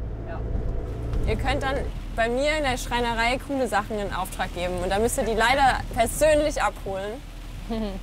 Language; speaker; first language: German; native; German